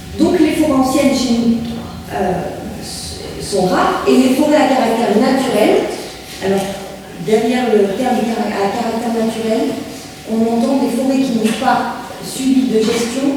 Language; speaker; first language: French; native; French